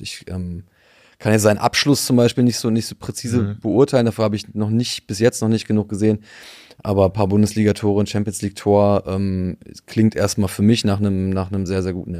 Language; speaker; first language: German; native; German